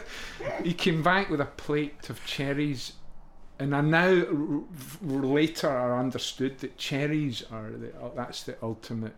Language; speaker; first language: English; native; English